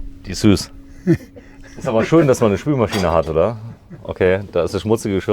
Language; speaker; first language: German; native; German